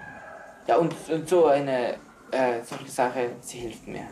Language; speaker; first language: German; non-native, learner; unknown